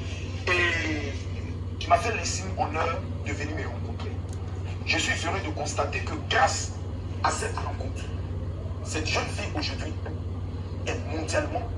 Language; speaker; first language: French; native; French